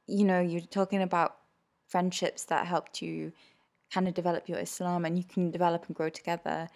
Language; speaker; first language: English; early bilingual, other home language; Urdu